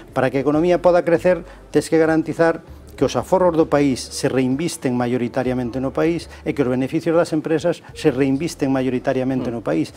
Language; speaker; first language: Galician; native; Galician